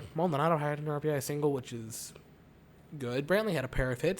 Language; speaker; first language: English; native; English